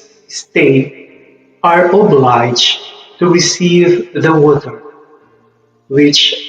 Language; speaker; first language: English; non-native, local second language; Filipino